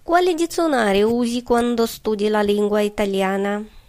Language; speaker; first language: Italian; non-native, fluent; Russian